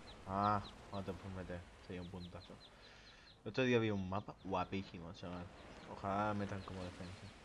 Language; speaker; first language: Spanish; native; Spanish